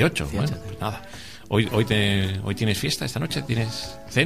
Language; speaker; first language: Spanish; native; Spanish